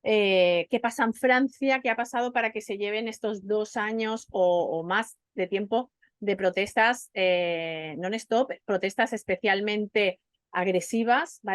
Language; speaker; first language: Spanish; native; Spanish